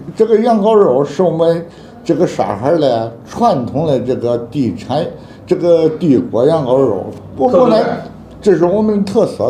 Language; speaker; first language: Chinese; native; Chinese